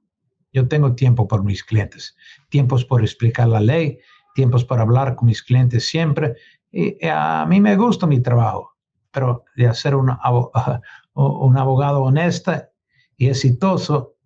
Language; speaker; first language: Spanish; non-native, learner; English